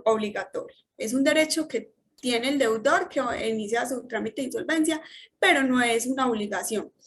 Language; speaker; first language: Spanish; native; Spanish